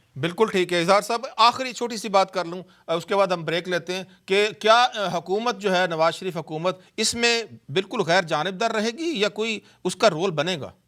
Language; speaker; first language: Urdu; native; Urdu